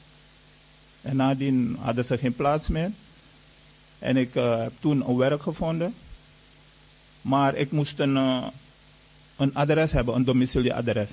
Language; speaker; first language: Dutch; non-native, fluent; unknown